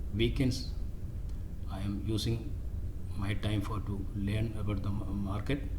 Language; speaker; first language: English; non-native, local second language; Malayalam